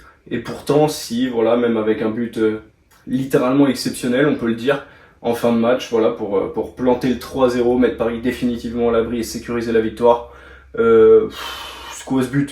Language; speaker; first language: French; native; French